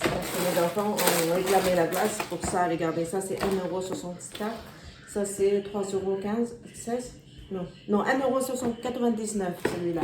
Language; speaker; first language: French; non-native, learner; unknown